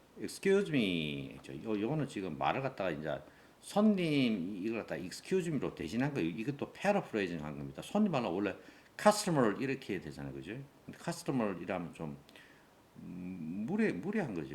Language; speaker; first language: Korean; native; Korean